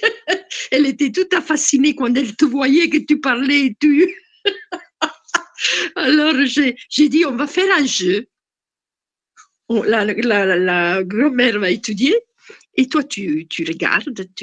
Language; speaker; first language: French; non-native, fluent; Italian